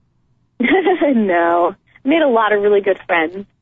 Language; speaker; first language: English; native; English